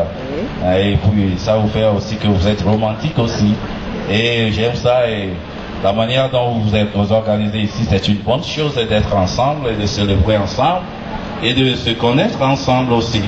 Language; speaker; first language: French; non-native, fluent; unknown